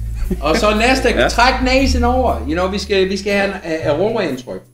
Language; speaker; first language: Danish; non-native, fluent; English